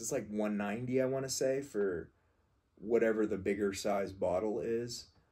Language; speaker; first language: English; native; English